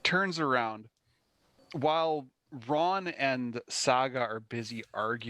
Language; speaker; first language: English; native; English